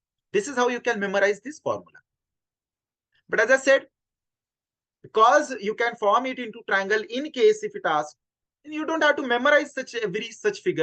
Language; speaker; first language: English; non-native, local second language; Hindi